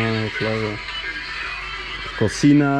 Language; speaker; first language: Spanish; non-native, learner; Dutch